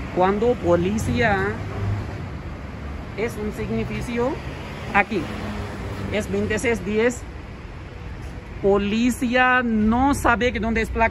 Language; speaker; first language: Spanish; non-native, learner; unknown